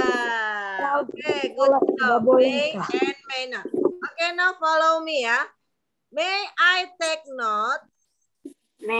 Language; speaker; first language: English; non-native, learner; Indonesian